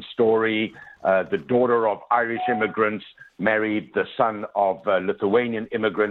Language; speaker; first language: English; native; English